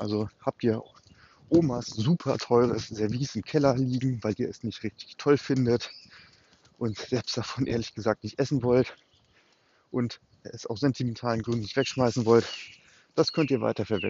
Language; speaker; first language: German; native; German